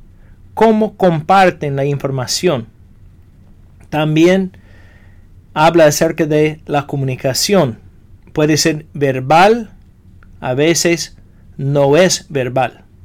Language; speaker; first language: Spanish; non-native, fluent; English